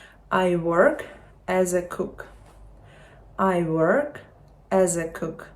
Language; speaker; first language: English; non-native, fluent; Ukrainian